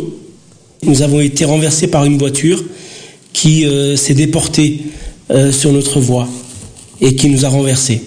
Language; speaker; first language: French; early bilingual, other home language; Portuguese